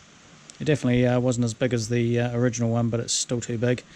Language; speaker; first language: English; native; English